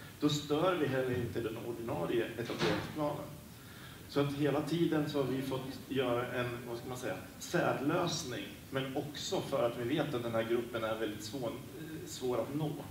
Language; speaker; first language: Swedish; native; Swedish